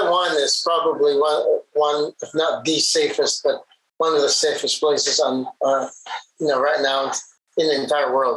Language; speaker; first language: English; non-native, local second language; Hiligaynon